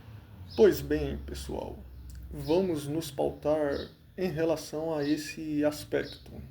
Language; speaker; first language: Portuguese; native; Portuguese